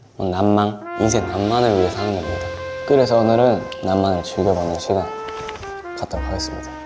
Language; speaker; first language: Korean; non-native, fluent; Japanese